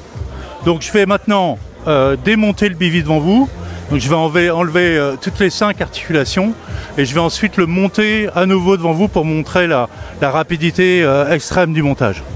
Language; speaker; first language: French; native; French